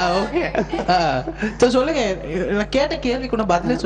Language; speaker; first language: Tamil; native; Tamil